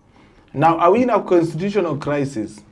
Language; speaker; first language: English; non-native, local second language; Swahili